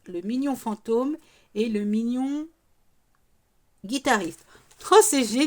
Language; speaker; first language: French; native; French